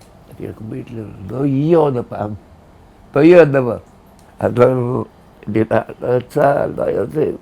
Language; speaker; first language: Hebrew; early bilingual, other home language; Arabic